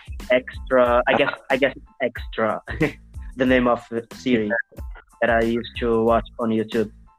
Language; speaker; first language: English; non-native, learner; Portuguese